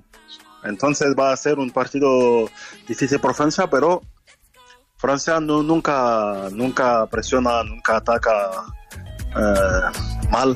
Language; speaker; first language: Spanish; non-native, fluent; French